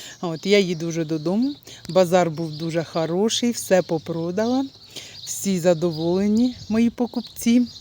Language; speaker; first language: Ukrainian; native; Ukrainian